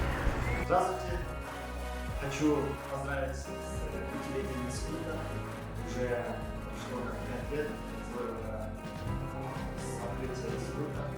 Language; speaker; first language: Russian; non-native, local second language; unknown